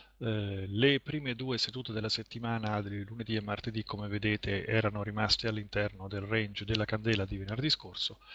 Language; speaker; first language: Italian; native; Italian